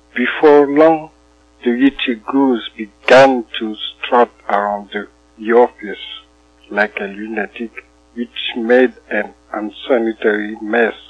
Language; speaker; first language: English; non-native, fluent; Malagasy